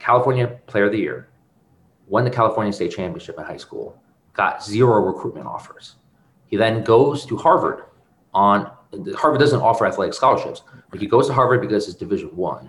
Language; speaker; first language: English; native; English